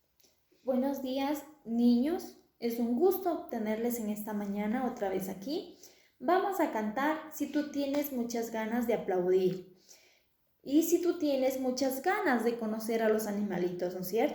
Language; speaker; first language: Spanish; native; Spanish